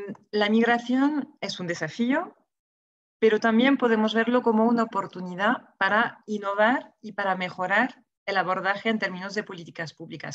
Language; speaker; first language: Spanish; non-native, fluent; French